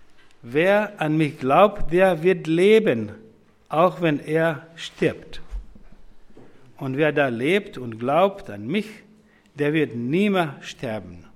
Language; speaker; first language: German; non-native, fluent; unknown